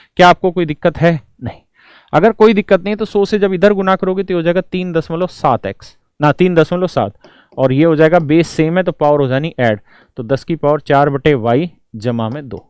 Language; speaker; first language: Hindi; native; Hindi